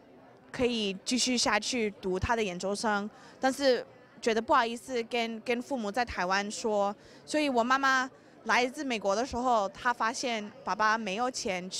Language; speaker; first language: Chinese; early bilingual, heritage; English